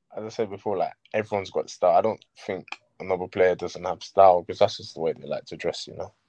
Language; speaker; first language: English; native; English